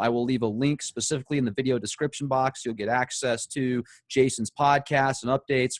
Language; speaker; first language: English; native; English